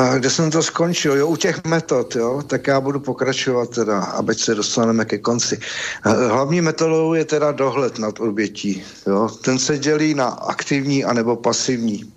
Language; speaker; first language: Czech; native; Czech